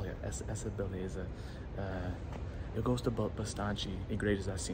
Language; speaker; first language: Portuguese; non-native, learner; English